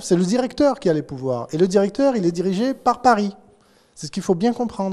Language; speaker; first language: French; native; French